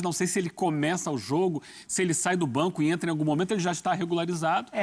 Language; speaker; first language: Portuguese; native; Portuguese